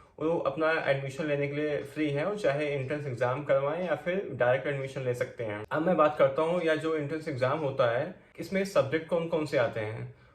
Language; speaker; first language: Hindi; native; Hindi